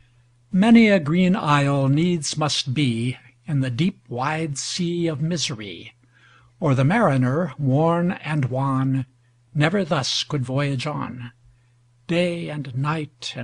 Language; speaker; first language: English; native; English